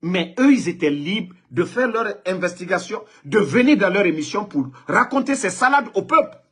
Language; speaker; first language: French; non-native, local second language; Mandingo